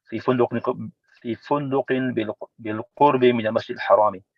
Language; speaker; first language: Arabic; non-native, learner; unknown